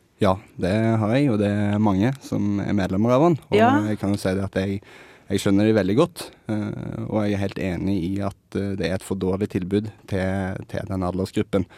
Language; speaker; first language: Norwegian; native; Norwegian